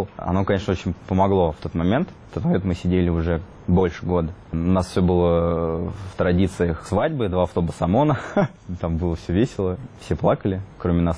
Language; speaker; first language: Russian; native; Russian